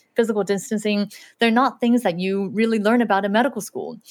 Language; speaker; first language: English; early bilingual, other home language; Chinese